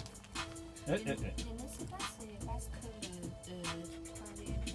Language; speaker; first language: French; non-native, learner; Chinese